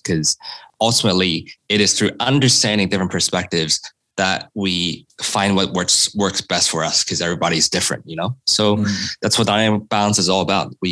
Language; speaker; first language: English; non-native, local second language; Cantonese